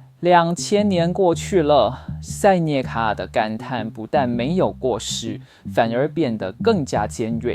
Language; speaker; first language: Chinese; native; Chinese